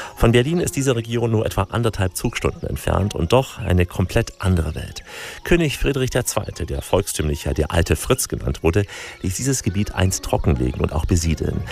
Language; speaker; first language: German; native; German